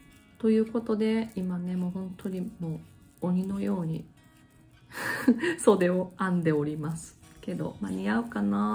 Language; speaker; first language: Japanese; native; Japanese